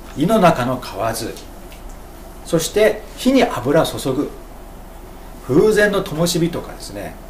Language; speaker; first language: Japanese; native; Japanese